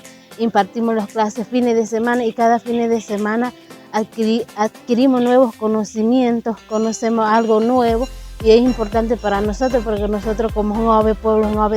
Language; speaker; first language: Spanish; non-native, local second language; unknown